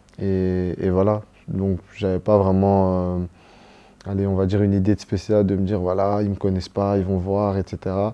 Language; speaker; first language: French; early bilingual, other home language; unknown